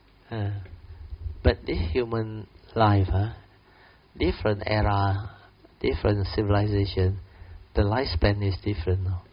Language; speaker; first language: English; non-native, local second language; Min Nan Chinese